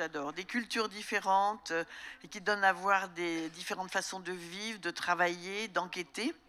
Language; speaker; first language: French; native; French